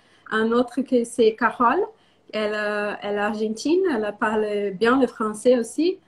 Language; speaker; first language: French; non-native, learner; Portuguese